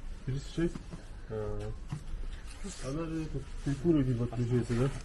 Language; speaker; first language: Russian; non-native, local second language; Yakut